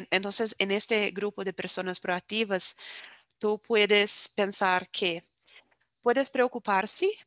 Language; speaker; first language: Spanish; non-native, fluent; Portuguese